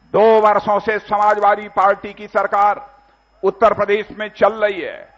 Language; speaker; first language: Hindi; native; Hindi